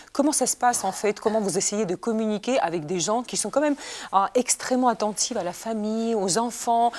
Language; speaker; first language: French; non-native, fluent; Georgian